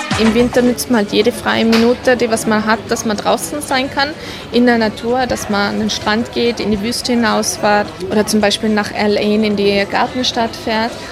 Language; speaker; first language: German; native; German